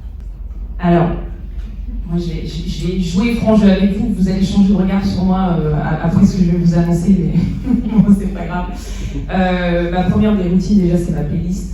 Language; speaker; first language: French; native; French